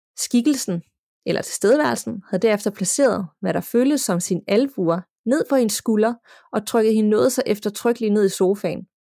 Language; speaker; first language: Danish; native; Danish